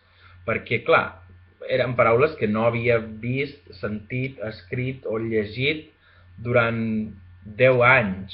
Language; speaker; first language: Catalan; non-native, fluent; Spanish